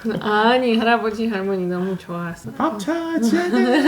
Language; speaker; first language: Korean; non-native, fluent; Polish